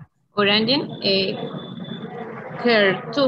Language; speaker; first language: German; non-native, learner; Spanish